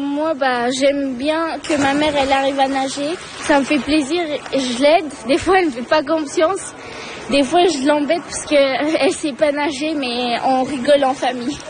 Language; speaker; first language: French; early bilingual, other home language; Turkish